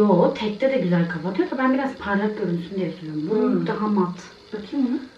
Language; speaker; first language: Turkish; native; Turkish